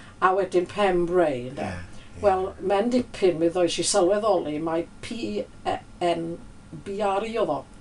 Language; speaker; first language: Welsh; native; Welsh